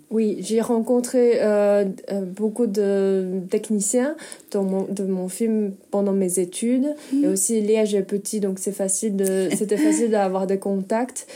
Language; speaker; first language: French; non-native, fluent; Chinese